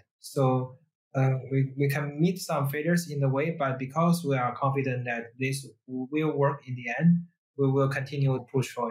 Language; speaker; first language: English; non-native, fluent; Chinese